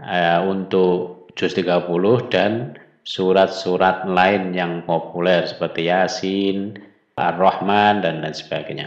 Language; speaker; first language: Indonesian; native; Indonesian